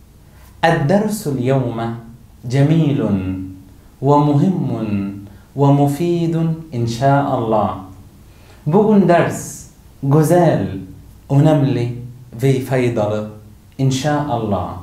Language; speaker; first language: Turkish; non-native, learner; Arabic